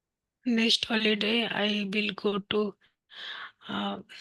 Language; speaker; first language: English; non-native, learner; Hindi